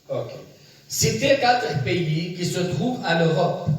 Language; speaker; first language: French; non-native, local second language; Arabic